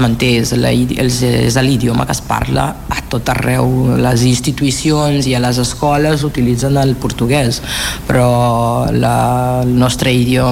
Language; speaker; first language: Catalan; non-native, fluent; Kabuverdianu